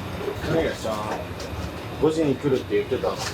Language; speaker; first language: Japanese; native; Japanese